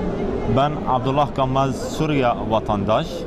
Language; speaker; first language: Turkish; non-native, learner; Arabic